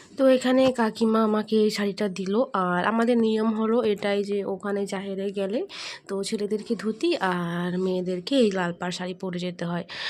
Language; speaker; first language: Bangla; non-native, local second language; Santali